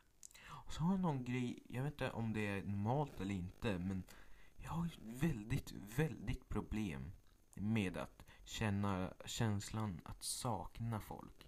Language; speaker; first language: Swedish; early bilingual, other home language; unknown